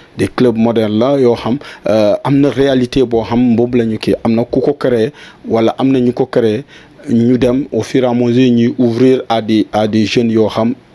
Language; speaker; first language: Wolof; non-native, local second language; Jola-Fonyi